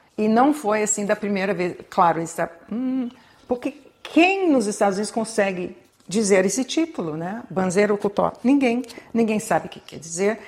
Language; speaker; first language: Portuguese; non-native, fluent; English